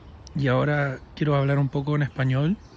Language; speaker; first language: Spanish; early bilingual, heritage; English